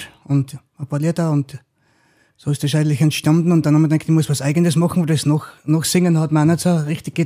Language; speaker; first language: German; native; German